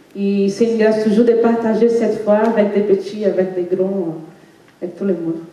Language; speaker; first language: French; non-native, fluent; Portuguese